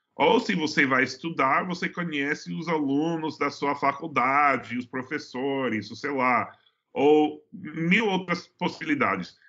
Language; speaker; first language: Portuguese; non-native, fluent; English